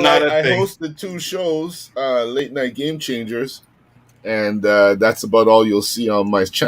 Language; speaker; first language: English; native; English